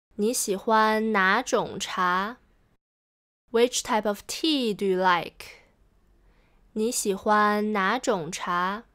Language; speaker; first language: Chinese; native; Chinese